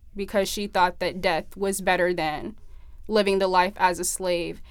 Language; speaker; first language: English; native; English